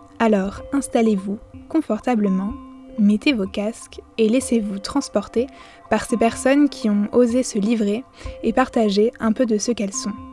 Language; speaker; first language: French; native; French